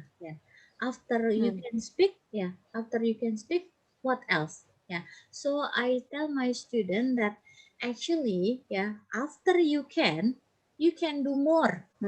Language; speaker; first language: English; non-native, fluent; Indonesian